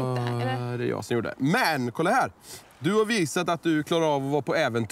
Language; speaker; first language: Swedish; native; Swedish